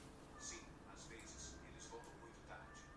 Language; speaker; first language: Portuguese; non-native, learner; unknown